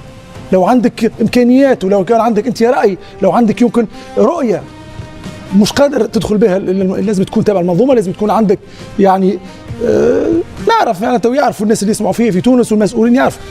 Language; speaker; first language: Arabic; native; Arabic